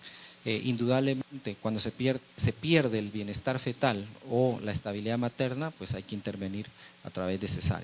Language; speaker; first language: Spanish; native; Spanish